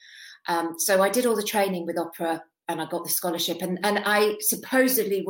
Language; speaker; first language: English; native; English